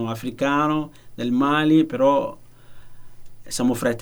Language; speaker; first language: Italian; non-native, learner; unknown